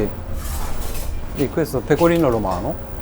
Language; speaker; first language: Italian; non-native, learner; Japanese